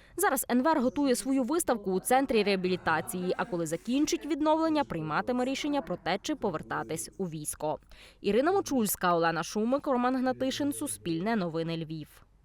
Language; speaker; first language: Ukrainian; native; Ukrainian